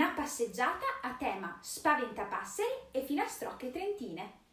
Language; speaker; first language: Italian; native; Italian